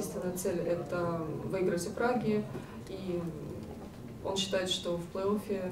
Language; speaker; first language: Russian; native; Russian